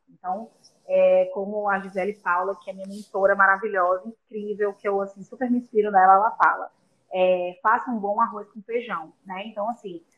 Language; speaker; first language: Portuguese; native; Portuguese